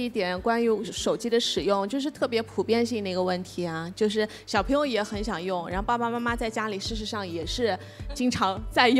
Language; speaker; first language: Chinese; native; Chinese